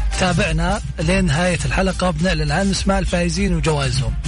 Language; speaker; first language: Arabic; native; Arabic